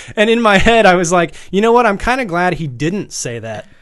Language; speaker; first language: English; native; English